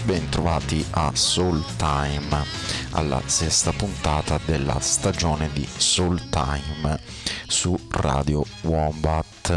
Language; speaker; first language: Italian; native; Italian